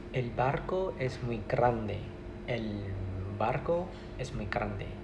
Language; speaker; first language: Spanish; non-native, learner; Thai